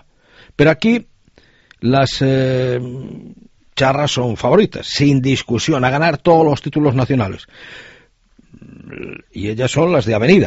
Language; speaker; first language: Spanish; native; Spanish